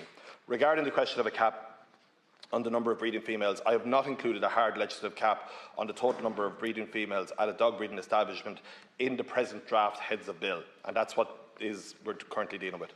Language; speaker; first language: English; native; English